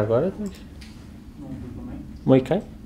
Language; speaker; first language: Japanese; non-native, learner; Portuguese